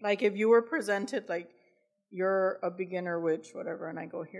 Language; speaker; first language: English; native; English